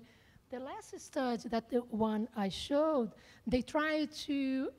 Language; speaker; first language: English; non-native, fluent; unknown